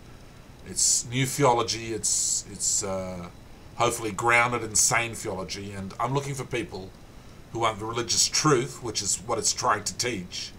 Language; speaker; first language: English; native; English